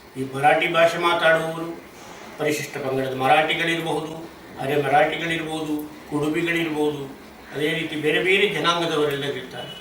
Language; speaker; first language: Kannada; non-native, local second language; Marathi